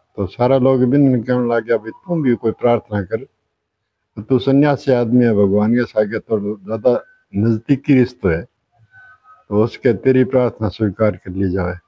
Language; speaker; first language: Hindi; native; Hindi